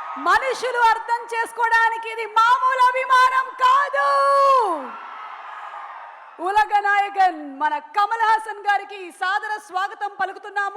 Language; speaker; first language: Telugu; native; Telugu